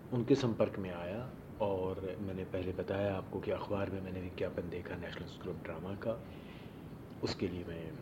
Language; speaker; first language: Hindi; non-native, local second language; Marwari